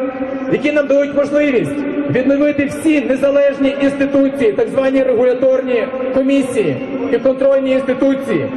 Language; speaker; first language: Ukrainian; native; Ukrainian